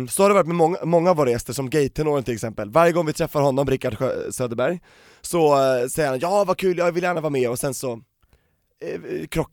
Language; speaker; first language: Swedish; native; Swedish